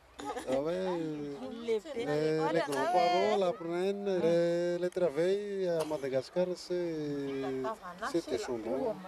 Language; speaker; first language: French; non-native, local second language; Malagasy